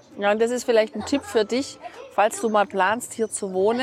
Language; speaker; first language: German; native; German